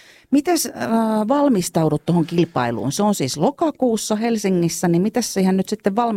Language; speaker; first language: Finnish; native; Finnish